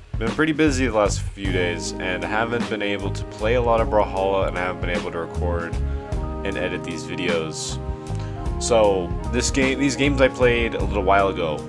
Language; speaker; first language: English; native; English